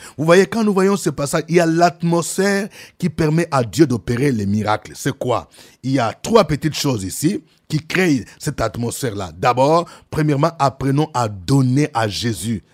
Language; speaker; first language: French; non-native, local second language; Lingala